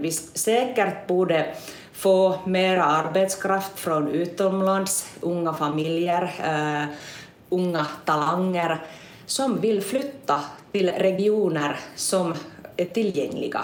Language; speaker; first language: Swedish; non-native, local second language; Finnish